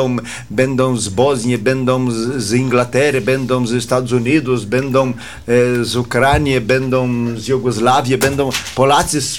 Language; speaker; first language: Polish; early bilingual, heritage; Polish